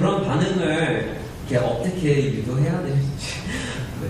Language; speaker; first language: Korean; non-native, fluent; English